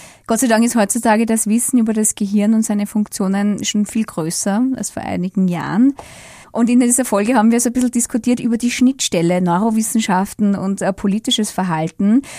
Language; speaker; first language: German; native; German